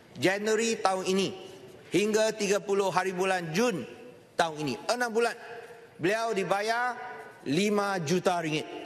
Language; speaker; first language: Malay; non-native, local second language; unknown